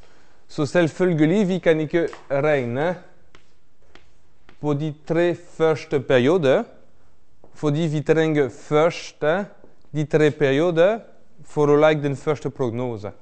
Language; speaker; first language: Norwegian; non-native, fluent; French